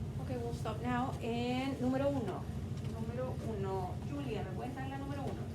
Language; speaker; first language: Spanish; non-native, fluent; English